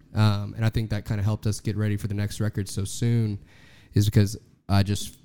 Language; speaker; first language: English; native; English